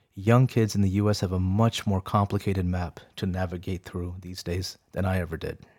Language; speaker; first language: English; early bilingual, other home language; Urdu